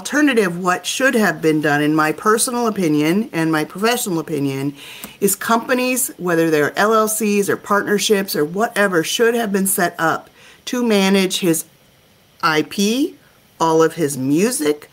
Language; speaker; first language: English; native; English